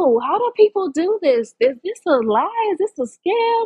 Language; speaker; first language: English; native; English